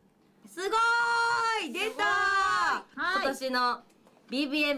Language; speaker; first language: Japanese; native; Japanese